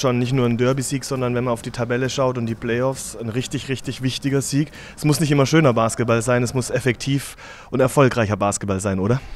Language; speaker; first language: German; native; German